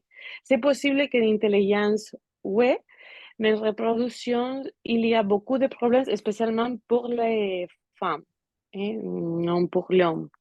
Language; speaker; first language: French; non-native, learner; Spanish